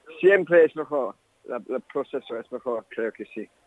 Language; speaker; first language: Spanish; non-native, learner; English